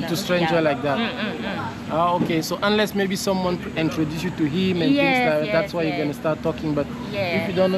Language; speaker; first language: English; non-native, learner; French